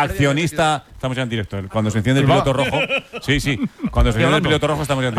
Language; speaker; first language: Spanish; native; Spanish